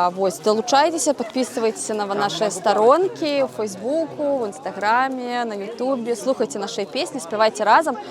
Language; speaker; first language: Belarusian; non-native, local second language; Russian